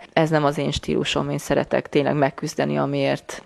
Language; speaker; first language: Hungarian; native; Hungarian